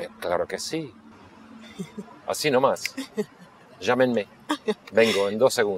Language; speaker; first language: Spanish; non-native, local second language; English